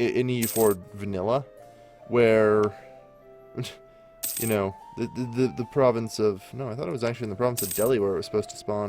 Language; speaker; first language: English; native; English